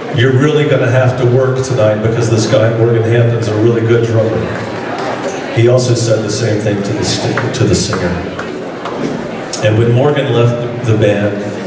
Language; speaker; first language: English; native; English